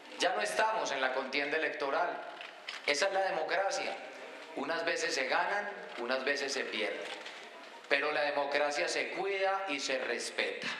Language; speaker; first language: Spanish; native; Spanish